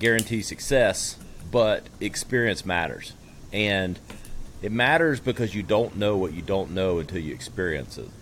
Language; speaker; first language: English; native; English